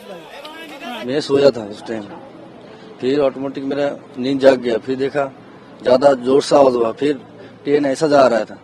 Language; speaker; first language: Hindi; non-native, local second language; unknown